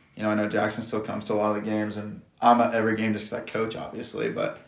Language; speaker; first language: English; native; English